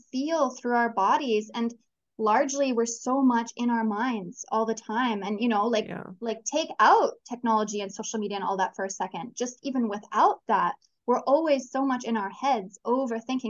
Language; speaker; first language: English; native; English